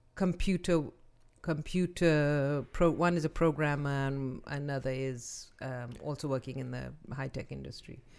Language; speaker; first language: English; non-native, local second language; Urdu